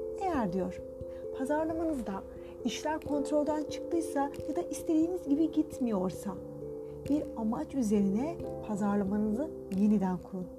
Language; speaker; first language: Turkish; native; Turkish